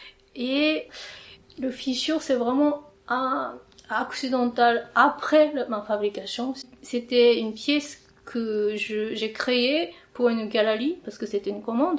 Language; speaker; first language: French; non-native, fluent; Japanese